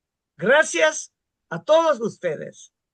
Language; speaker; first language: Spanish; non-native, fluent; Bangla